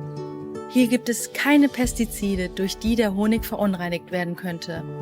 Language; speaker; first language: German; native; German